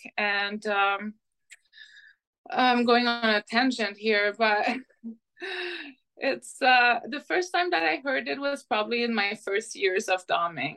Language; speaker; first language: English; non-native, fluent; French